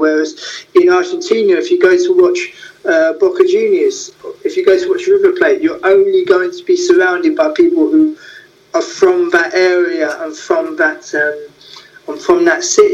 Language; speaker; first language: English; native; English